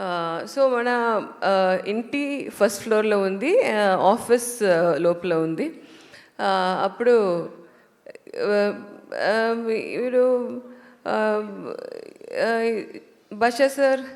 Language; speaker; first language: Telugu; non-native, learner; Tamil